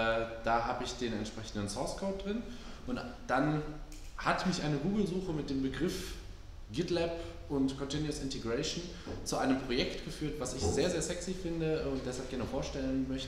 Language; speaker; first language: German; native; German